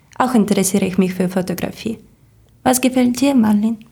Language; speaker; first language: German; non-native, learner; Ukrainian